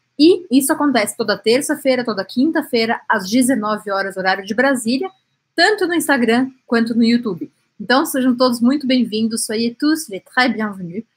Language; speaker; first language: Portuguese; native; Portuguese